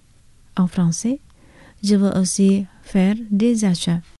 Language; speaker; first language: French; non-native, fluent; Indonesian